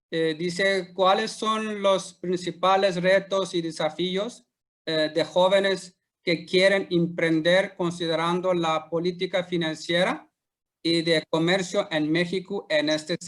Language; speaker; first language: Spanish; non-native, fluent; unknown